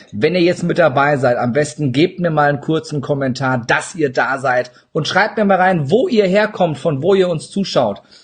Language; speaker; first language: German; native; German